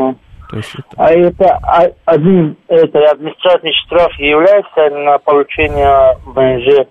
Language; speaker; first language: Russian; non-native, learner; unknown